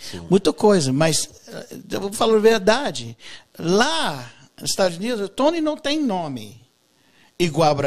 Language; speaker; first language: Portuguese; non-native, learner; English